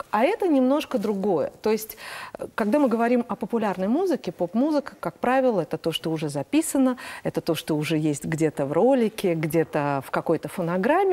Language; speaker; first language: Russian; native; Russian